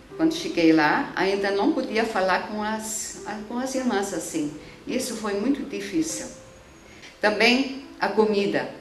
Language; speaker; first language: Portuguese; native; Portuguese